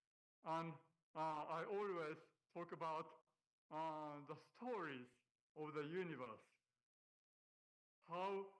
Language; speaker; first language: English; non-native, learner; Japanese